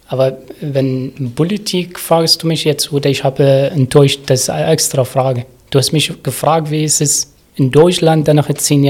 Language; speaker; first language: German; non-native, learner; Arabic